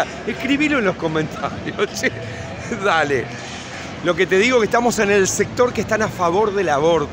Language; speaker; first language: Spanish; native; Spanish